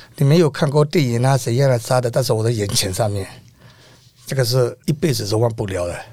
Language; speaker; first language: Chinese; non-native, fluent; Burmese